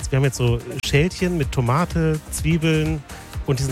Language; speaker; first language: German; native; German